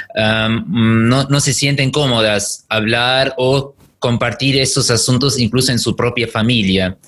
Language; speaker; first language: Spanish; non-native, fluent; German